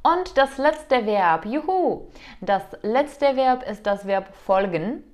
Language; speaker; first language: German; non-native, fluent; Czech